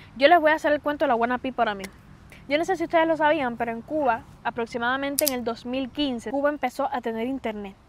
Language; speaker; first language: Spanish; native; Spanish